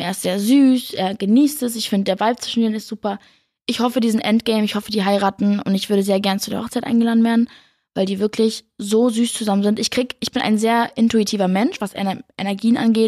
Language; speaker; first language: German; native; German